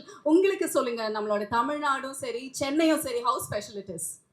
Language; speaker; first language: Tamil; native; Tamil